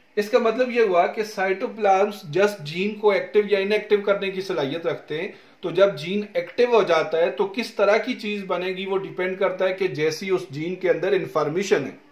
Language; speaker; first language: Urdu; non-native, local second language; Punjabi